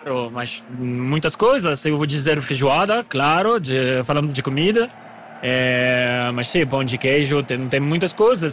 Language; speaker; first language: Portuguese; non-native, learner; French